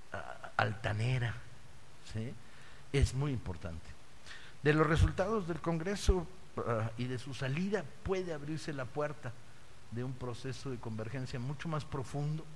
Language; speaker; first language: Spanish; native; Spanish